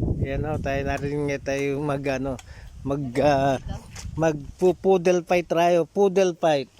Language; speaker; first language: Filipino; native; Filipino